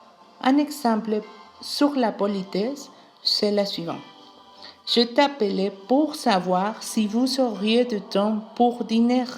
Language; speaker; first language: French; non-native, learner; Spanish